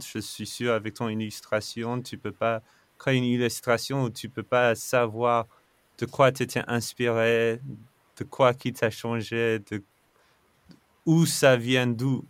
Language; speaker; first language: French; non-native, fluent; English